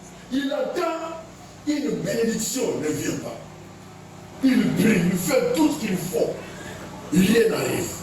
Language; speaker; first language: French; non-native, local second language; Lingala